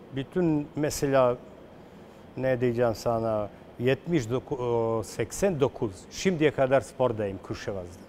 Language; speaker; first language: Turkish; non-native, learner; Serbian